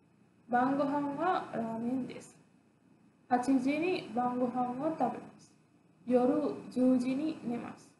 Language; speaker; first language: Japanese; non-native, learner; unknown